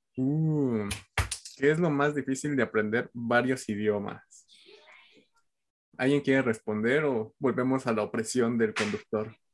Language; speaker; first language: Spanish; native; Spanish